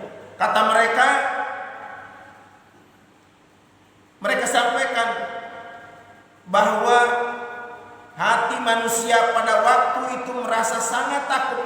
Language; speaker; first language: Indonesian; native; Indonesian